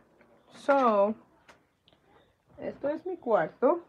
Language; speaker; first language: Spanish; early bilingual, heritage; Spanish